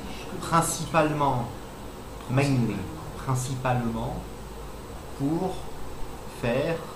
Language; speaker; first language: French; non-native, fluent; English